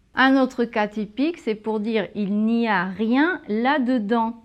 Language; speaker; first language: French; non-native, fluent; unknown